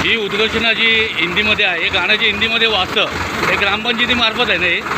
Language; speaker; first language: Marathi; native; Marathi